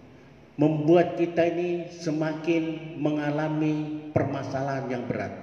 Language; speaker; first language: Malay; native; Malay